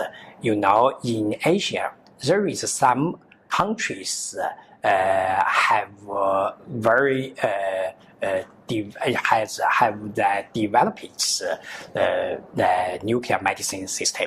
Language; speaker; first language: English; non-native, learner; Chinese